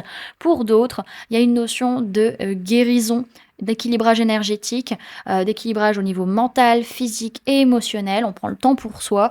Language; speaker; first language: French; native; French